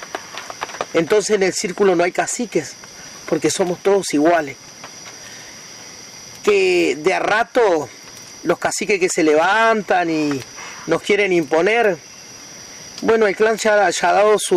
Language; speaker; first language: Spanish; native; Spanish